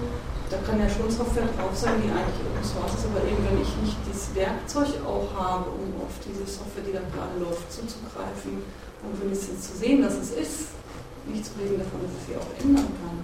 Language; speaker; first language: German; native; German